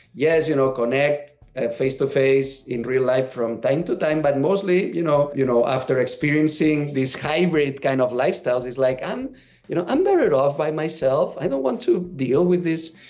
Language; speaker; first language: English; non-native, fluent; Spanish